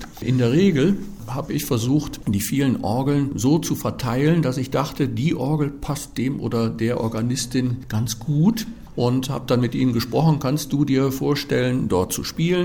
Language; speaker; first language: German; native; German